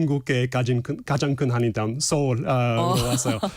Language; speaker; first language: Korean; non-native, fluent; English